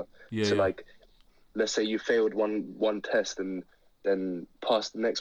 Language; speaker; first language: English; native; English